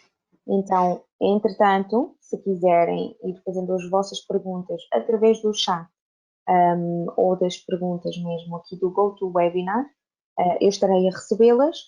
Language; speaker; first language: Portuguese; native; Portuguese